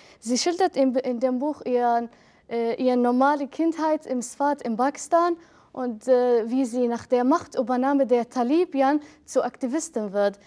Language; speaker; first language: German; non-native, fluent; Arabic